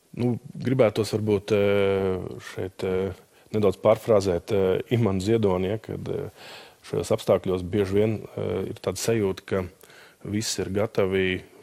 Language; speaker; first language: Latvian; native; Latvian